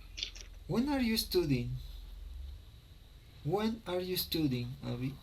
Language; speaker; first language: English; non-native, fluent; Spanish